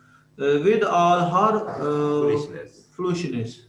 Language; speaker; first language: English; non-native, learner; Urdu